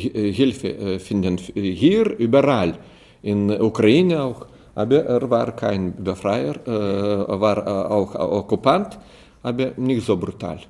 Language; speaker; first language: German; non-native, learner; Lithuanian